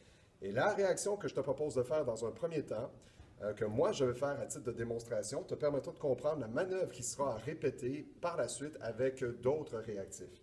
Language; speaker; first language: French; native; French